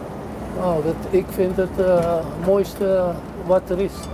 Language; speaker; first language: Dutch; non-native, fluent; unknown